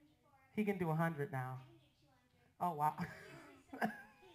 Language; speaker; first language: English; native; English